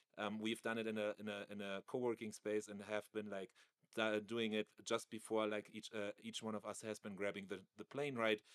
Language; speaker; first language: English; non-native, fluent; German